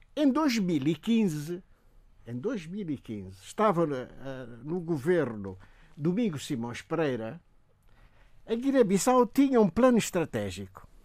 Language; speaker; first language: Portuguese; non-native, local second language; Upper Guinea Crioulo